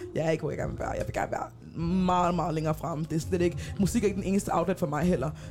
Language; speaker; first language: Danish; native; Danish